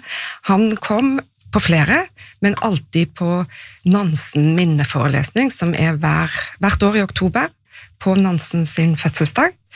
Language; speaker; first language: Norwegian; native; Norwegian